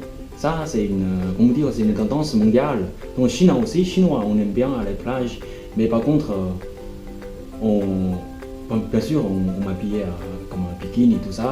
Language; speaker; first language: French; non-native, fluent; Chinese